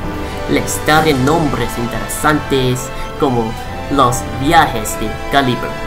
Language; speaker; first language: Spanish; non-native, learner; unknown